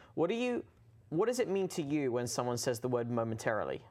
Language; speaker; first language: English; native; English